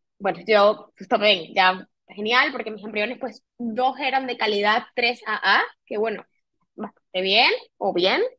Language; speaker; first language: Spanish; native; Spanish